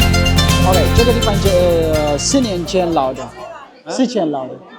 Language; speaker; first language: Chinese; non-native, learner; Amharic